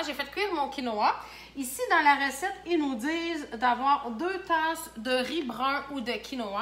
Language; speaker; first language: French; native; French